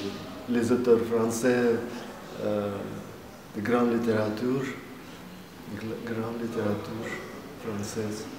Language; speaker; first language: French; non-native, fluent; Russian